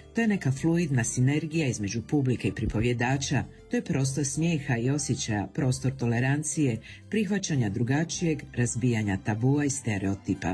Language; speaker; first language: Serbian; native; Serbian